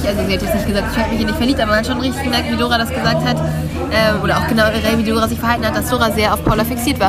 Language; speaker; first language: German; native; German